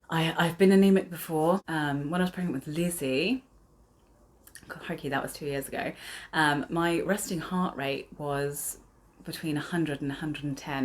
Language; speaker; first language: English; native; English